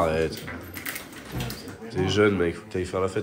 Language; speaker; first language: French; native; French